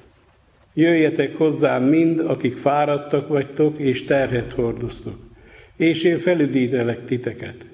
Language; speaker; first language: Hungarian; native; Hungarian